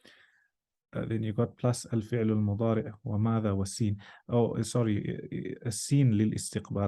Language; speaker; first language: Arabic; non-native, fluent; English